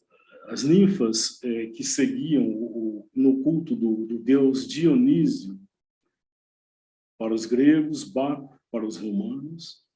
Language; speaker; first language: Portuguese; native; Portuguese